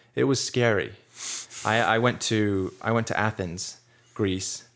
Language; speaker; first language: English; native; English